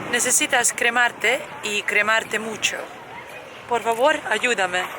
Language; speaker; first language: Spanish; non-native, learner; Serbian